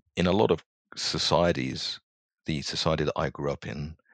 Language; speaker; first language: English; native; English